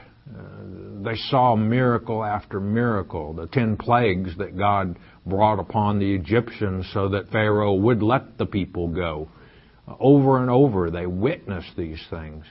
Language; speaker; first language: English; native; English